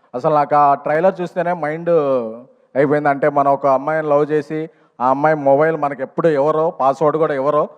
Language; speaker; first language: Telugu; native; Telugu